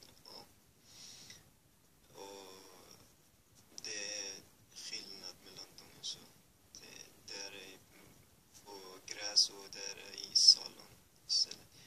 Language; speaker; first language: Swedish; early bilingual, other home language; Persian